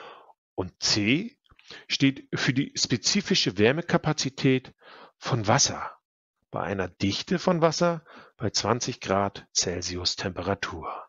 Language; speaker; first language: German; native; German